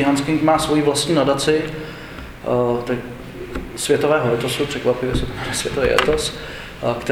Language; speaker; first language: Czech; native; Czech